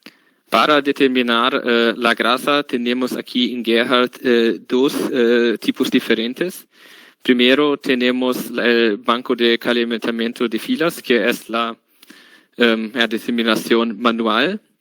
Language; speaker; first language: Spanish; non-native, learner; German